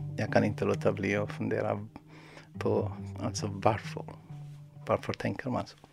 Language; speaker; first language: Swedish; non-native, fluent; Amharic